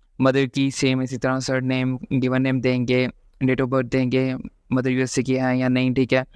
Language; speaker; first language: Urdu; native; Urdu